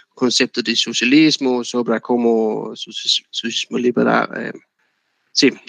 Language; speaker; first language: Portuguese; non-native, fluent; Danish